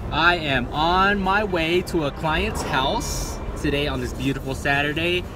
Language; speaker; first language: English; native; English